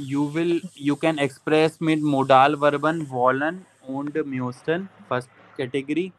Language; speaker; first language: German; non-native, fluent; Hindi